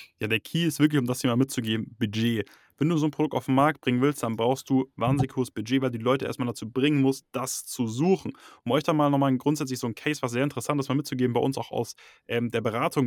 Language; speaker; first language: German; native; German